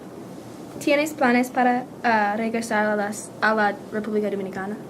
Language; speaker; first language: Spanish; non-native, learner; English